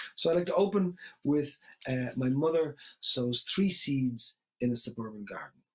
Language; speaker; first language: English; native; English